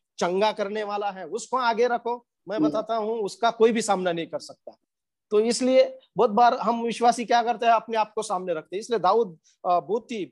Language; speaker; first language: Hindi; non-native, local second language; Marathi